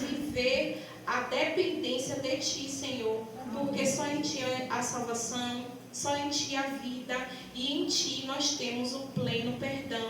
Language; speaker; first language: Portuguese; native; Portuguese